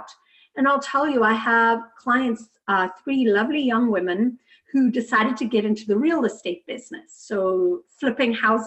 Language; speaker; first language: English; native; English